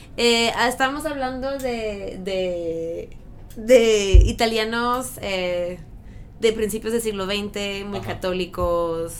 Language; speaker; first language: Spanish; non-native, fluent; French